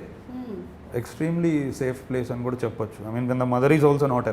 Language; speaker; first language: Telugu; native; Telugu